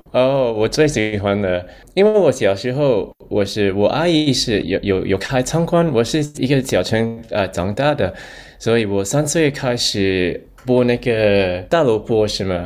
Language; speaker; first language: Chinese; early bilingual, heritage; English